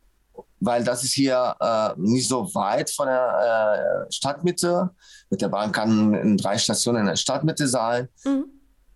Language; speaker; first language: German; non-native, fluent; Arabic